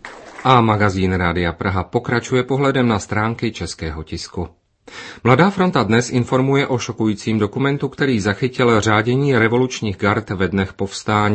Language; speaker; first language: Czech; native; Czech